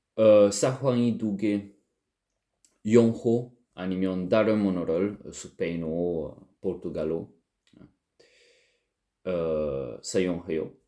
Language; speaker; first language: Korean; non-native, learner; French